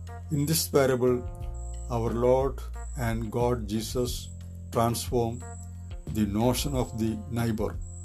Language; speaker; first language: English; non-native, local second language; Malayalam